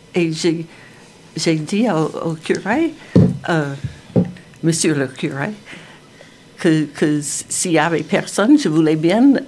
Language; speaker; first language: French; non-native, fluent; English